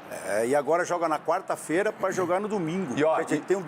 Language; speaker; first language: Portuguese; native; Portuguese